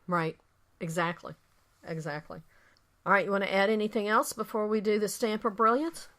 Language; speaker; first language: English; native; English